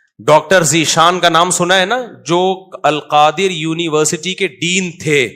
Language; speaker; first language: Urdu; native; Urdu